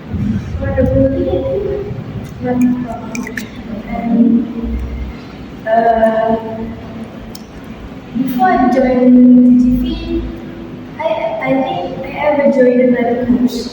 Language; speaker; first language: English; non-native, learner; Indonesian